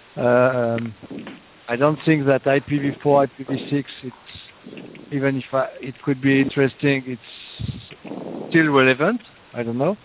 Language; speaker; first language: English; non-native, fluent; French